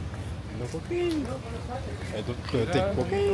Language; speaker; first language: English; non-native, learner; French